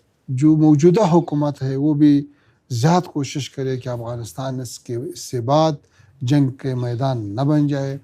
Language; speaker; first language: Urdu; non-native, learner; Pashto